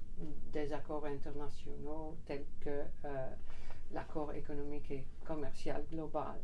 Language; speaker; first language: French; non-native, fluent; Dutch